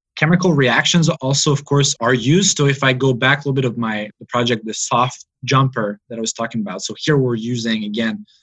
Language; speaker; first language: English; native; English